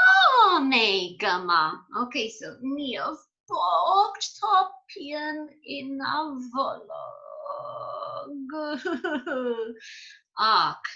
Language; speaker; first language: Irish; non-native, fluent; English